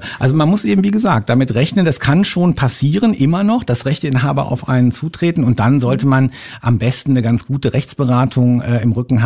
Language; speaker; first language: German; native; German